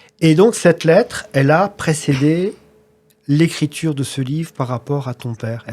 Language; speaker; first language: French; native; French